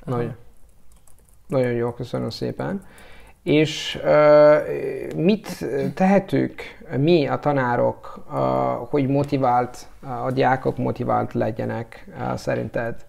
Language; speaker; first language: Hungarian; non-native, learner; Italian